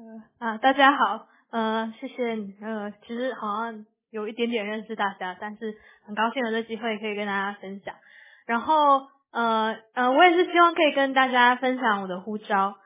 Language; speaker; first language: Chinese; early bilingual, heritage; English